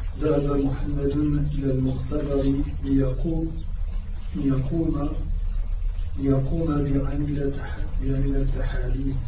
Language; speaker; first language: Arabic; non-native, learner; French